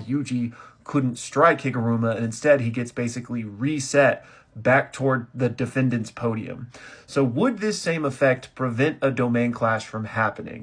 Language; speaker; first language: English; native; English